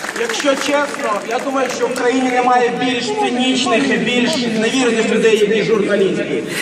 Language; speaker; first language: Ukrainian; early bilingual, other home language; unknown